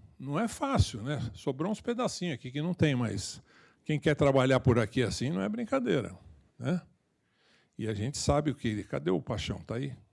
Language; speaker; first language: Portuguese; native; Portuguese